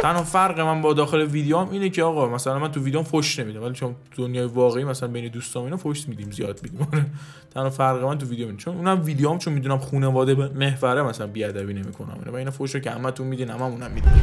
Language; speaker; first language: Persian; native; Persian